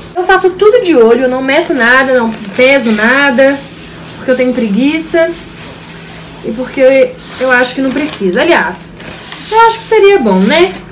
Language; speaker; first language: Portuguese; native; Portuguese